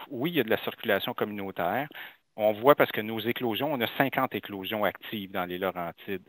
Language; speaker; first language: French; native; French